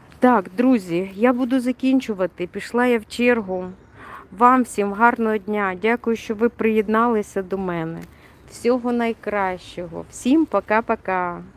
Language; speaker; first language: Ukrainian; native; Ukrainian